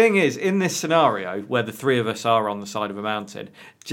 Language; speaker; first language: English; native; English